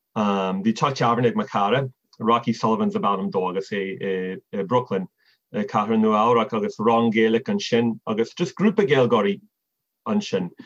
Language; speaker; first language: Irish; non-native, fluent; English